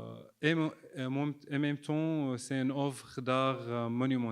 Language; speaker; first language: French; non-native, fluent; Arabic